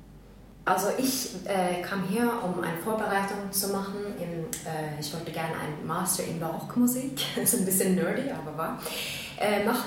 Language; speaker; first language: German; non-native, fluent; Norwegian